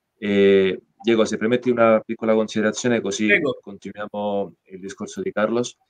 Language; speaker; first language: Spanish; non-native, fluent; Italian